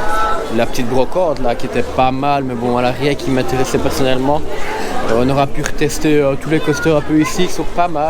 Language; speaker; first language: French; native; French